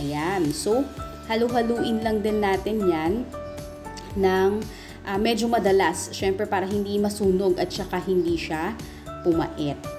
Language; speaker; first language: Filipino; non-native, local second language; Iloko